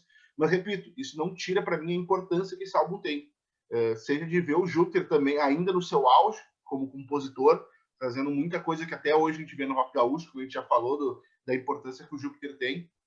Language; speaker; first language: Portuguese; native; Portuguese